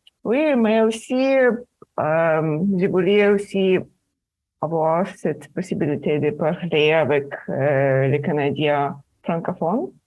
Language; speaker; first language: French; non-native, learner; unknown